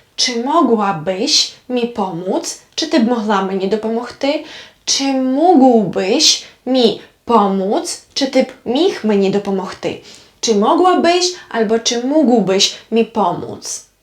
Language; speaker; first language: Polish; non-native, fluent; Ukrainian